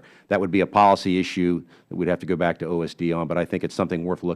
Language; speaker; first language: English; native; English